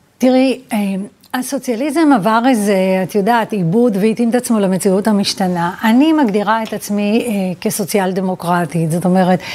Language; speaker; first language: Hebrew; early bilingual, other home language; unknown